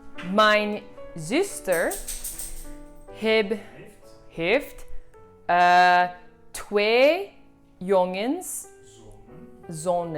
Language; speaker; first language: Dutch; non-native, learner; English